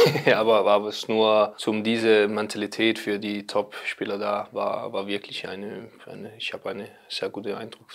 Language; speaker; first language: German; non-native, learner; Danish